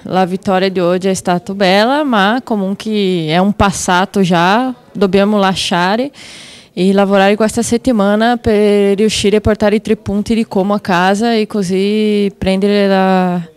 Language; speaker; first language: Italian; non-native, fluent; Portuguese